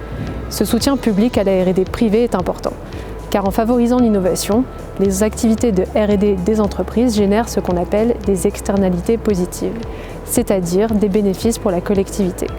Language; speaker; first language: French; native; French